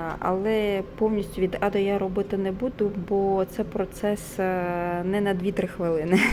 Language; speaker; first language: Ukrainian; non-native, local second language; Russian